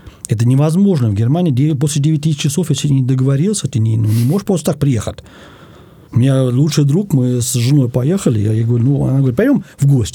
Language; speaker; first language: Russian; non-native, fluent; German